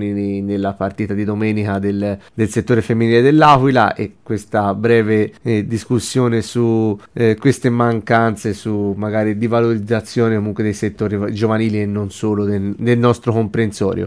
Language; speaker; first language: Italian; native; Italian